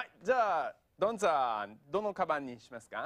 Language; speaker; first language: Japanese; non-native, fluent; English